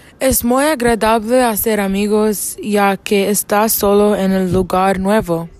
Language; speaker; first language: Spanish; non-native, learner; English